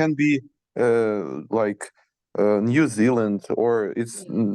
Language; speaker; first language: English; non-native, learner; Ukrainian